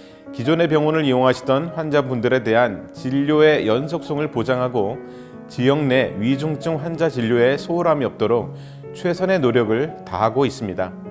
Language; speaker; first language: Korean; native; Korean